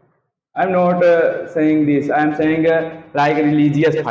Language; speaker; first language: English; non-native, learner; Hindi